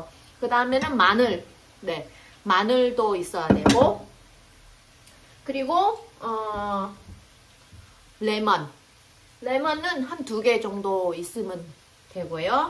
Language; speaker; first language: Korean; non-native, fluent; Vietnamese